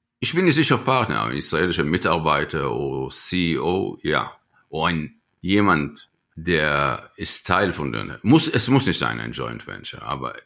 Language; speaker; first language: German; non-native, fluent; Hebrew